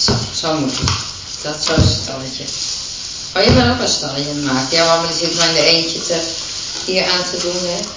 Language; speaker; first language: Dutch; native; Dutch